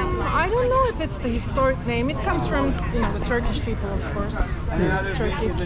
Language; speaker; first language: English; non-native, fluent; Turkish